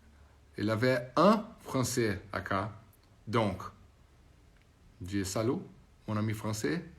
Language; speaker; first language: French; non-native, learner; Portuguese